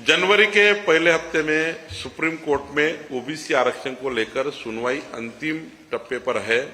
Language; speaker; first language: Hindi; non-native, local second language; Marathi